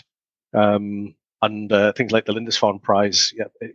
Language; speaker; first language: English; native; English